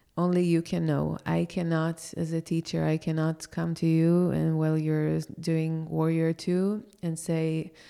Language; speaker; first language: English; non-native, fluent; Hebrew